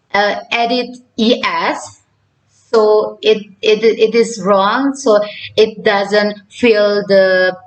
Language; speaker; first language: English; non-native, learner; Indonesian